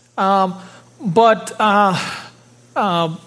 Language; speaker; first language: English; early bilingual, other home language; Spanish